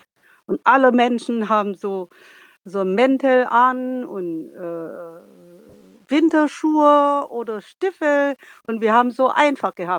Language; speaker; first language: German; non-native, learner; Vietnamese